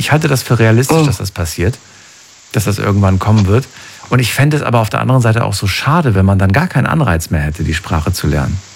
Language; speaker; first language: German; native; German